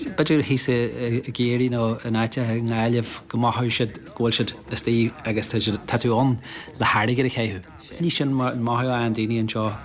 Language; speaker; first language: Irish; non-native, local second language; English